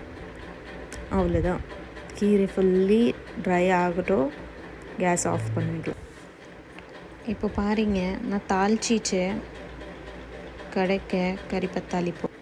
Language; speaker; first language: Tamil; non-native, learner; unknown